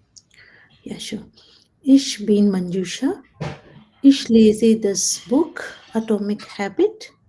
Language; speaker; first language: German; non-native, learner; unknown